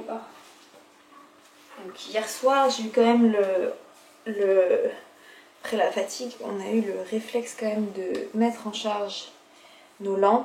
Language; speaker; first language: French; native; French